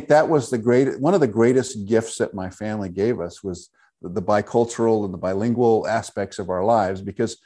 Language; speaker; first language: English; native; English